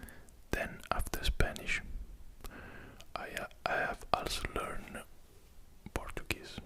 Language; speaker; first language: English; non-native, fluent; Italian